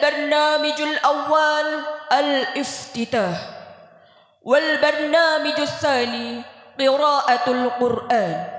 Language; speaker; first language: Arabic; non-native, learner; Indonesian